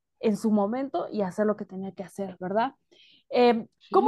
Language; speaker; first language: Spanish; native; Spanish